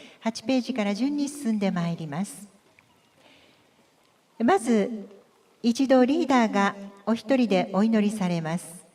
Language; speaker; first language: Japanese; native; Japanese